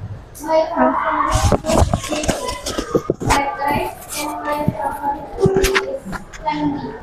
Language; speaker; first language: English; non-native, learner; Indonesian